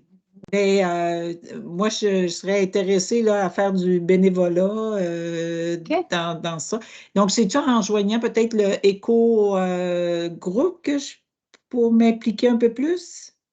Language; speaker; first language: French; native; French